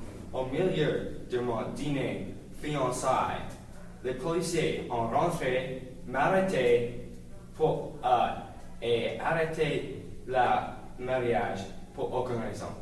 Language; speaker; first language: French; non-native, learner; English